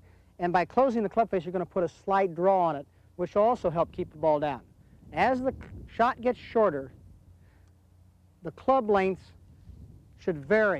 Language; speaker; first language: English; native; English